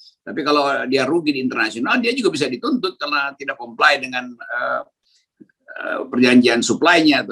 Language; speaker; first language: Indonesian; native; Indonesian